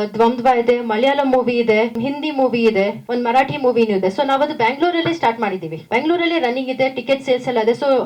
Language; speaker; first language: Kannada; non-native, local second language; Tamil